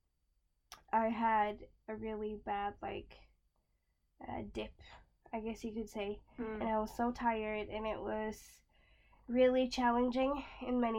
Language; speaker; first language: English; non-native, fluent; Swedish